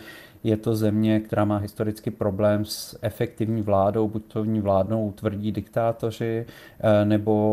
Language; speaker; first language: Czech; native; Czech